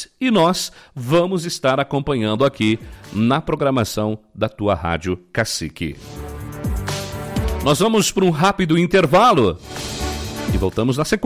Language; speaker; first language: Portuguese; native; Portuguese